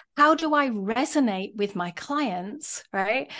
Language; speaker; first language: English; native; English